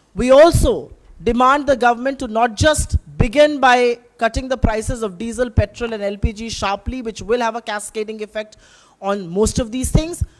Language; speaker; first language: English; non-native, local second language; Hindi